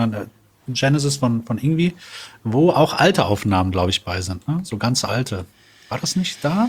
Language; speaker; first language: German; native; German